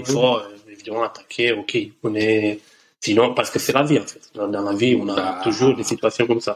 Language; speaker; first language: French; non-native, learner; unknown